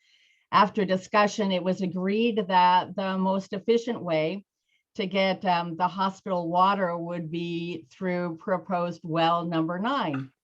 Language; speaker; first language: English; native; English